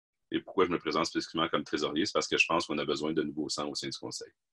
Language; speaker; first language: French; native; French